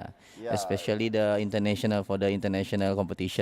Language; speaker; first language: English; non-native, learner; Indonesian